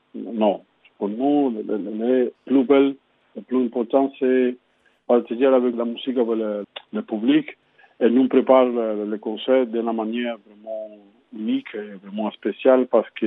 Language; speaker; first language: French; non-native, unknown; Spanish